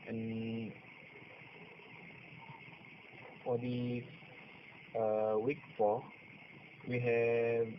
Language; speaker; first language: English; non-native, local second language; Malay